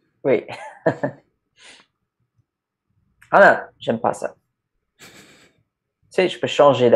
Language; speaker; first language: French; non-native, learner; English